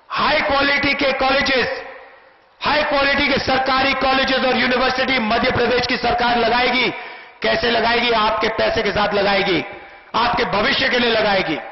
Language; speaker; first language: Hindi; native; Hindi